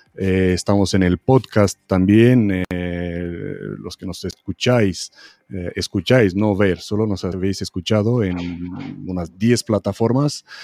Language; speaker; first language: Spanish; non-native, fluent; Hebrew